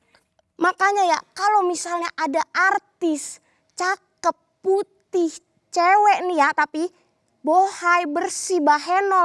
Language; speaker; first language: Indonesian; native; Indonesian